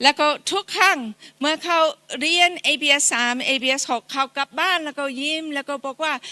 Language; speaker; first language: Thai; non-native, fluent; English